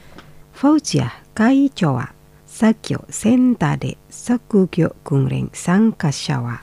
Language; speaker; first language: Japanese; non-native, fluent; Indonesian